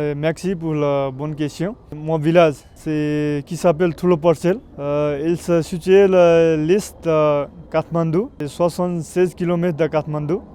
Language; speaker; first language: French; non-native, learner; Nepali